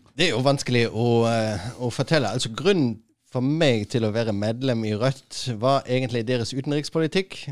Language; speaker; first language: Norwegian; non-native, fluent; German